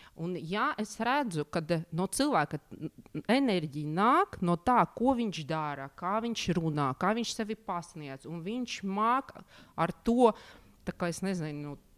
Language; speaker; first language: Latvian; non-native, local second language; Russian